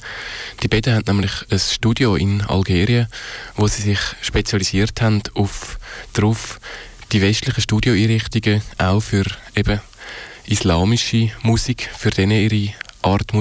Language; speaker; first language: German; native; German